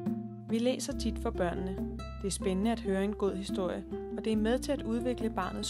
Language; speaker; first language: Danish; native; Danish